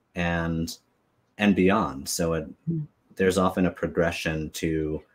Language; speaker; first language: English; native; English